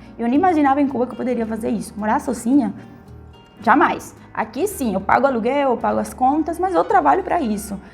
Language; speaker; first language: Portuguese; non-native, fluent; Spanish